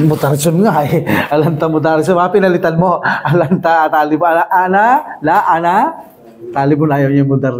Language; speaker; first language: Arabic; non-native, fluent; Filipino